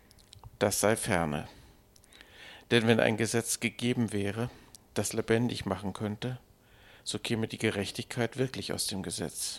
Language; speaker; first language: German; native; German